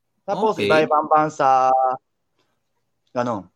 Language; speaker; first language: Filipino; non-native, learner; Japanese